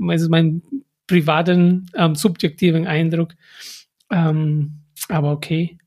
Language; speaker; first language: German; non-native, fluent; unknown